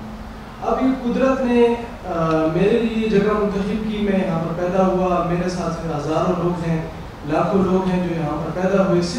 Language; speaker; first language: Urdu; non-native, local second language; Pashto